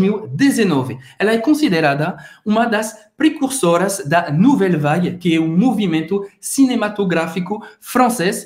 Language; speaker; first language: Portuguese; non-native, fluent; French